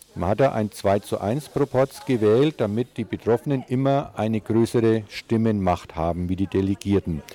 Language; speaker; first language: German; native; German